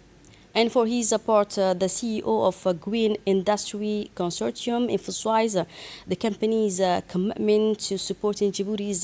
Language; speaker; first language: English; non-native, fluent; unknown